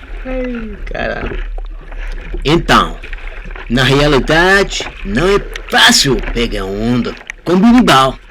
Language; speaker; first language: Portuguese; non-native, learner; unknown